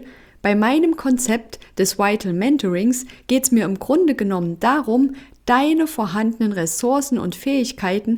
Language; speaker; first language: German; native; German